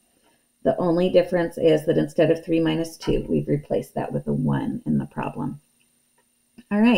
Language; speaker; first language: English; native; English